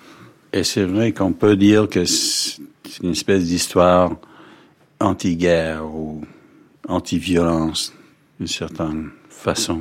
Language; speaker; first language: French; non-native, fluent; English